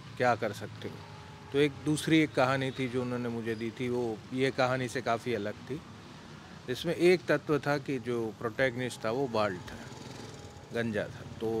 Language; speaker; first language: Hindi; non-native, local second language; Gujarati